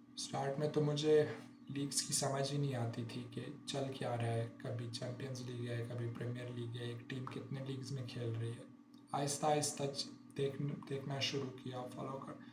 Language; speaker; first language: Urdu; native; Urdu